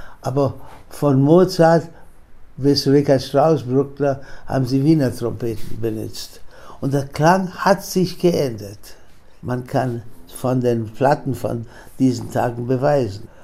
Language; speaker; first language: German; non-native, fluent; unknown